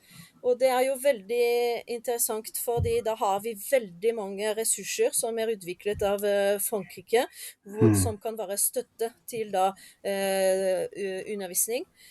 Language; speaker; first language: Norwegian; non-native, fluent; French